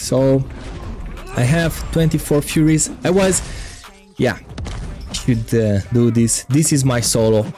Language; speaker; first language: English; non-native, fluent; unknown